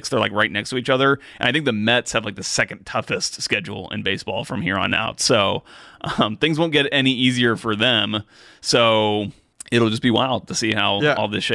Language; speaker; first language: English; native; English